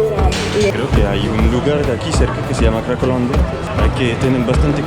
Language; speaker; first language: Spanish; non-native, fluent; French